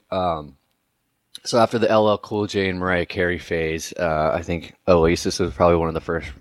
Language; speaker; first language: English; native; English